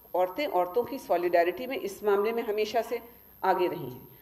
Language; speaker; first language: Hindi; native; Hindi